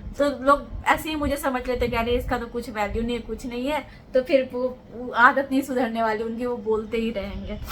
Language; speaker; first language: Hindi; native; Hindi